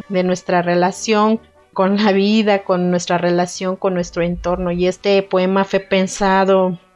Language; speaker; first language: Spanish; non-native, local second language; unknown